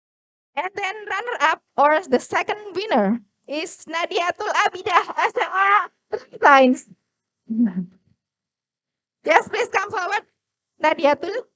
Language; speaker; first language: English; non-native, learner; Indonesian